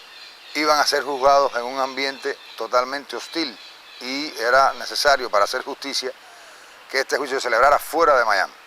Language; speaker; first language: Spanish; native; Spanish